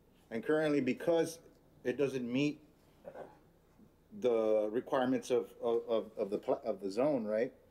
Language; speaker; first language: English; early bilingual, other home language; Spanish